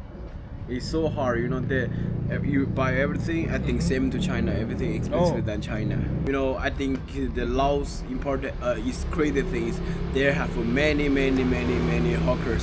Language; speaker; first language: English; non-native, learner; Chinese